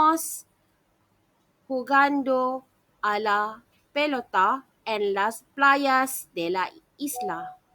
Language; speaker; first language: Spanish; non-native, learner; Malay